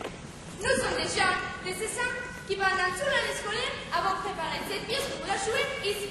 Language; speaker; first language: French; non-native, learner; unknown